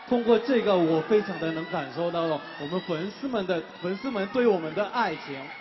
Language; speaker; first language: Chinese; non-native, fluent; Korean